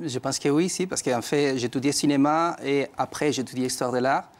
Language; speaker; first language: French; non-native, fluent; Spanish